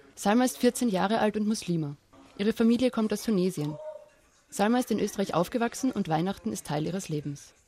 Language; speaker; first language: German; native; German